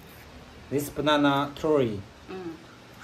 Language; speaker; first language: English; non-native, learner; Chinese